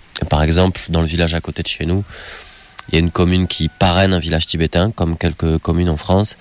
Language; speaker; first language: French; native; French